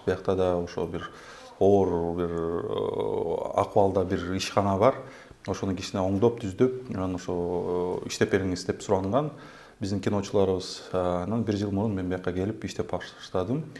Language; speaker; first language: Kyrgyz; native; Kyrgyz